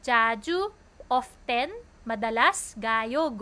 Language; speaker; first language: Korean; non-native, fluent; Filipino